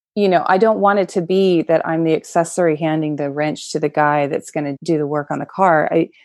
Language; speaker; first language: English; native; English